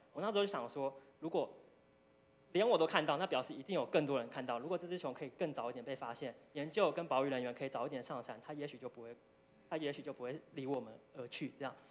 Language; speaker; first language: Chinese; native; Chinese